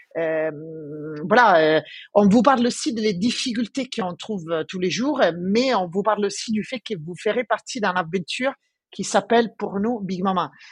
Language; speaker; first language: French; non-native, fluent; Italian